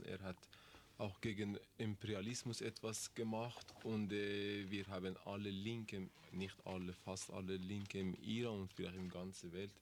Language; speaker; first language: German; non-native, learner; Persian